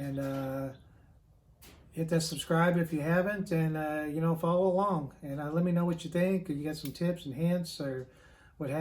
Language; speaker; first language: English; native; English